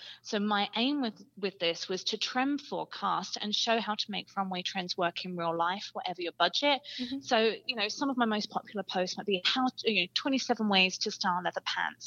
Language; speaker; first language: English; native; English